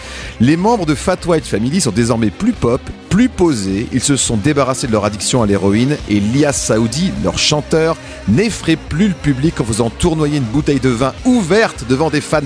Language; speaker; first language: French; native; French